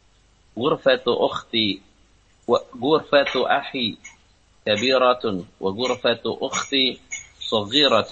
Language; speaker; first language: Arabic; non-native, learner; Indonesian